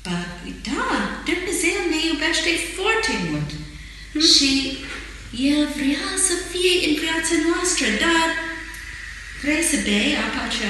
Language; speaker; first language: Romanian; non-native, fluent; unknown